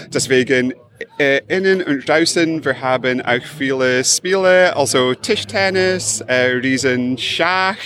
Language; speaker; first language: German; non-native, fluent; English